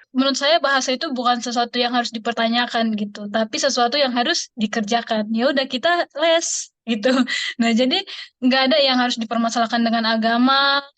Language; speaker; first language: Indonesian; native; Indonesian